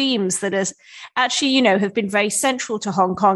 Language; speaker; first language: English; native; English